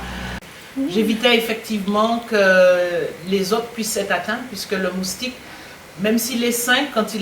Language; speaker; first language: French; native; French